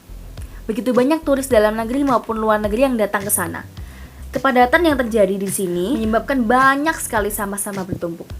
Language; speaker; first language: Indonesian; native; Indonesian